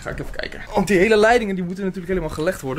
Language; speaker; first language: Dutch; native; Dutch